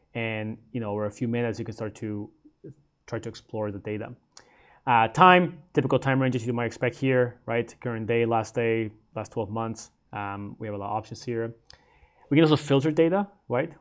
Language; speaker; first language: English; native; English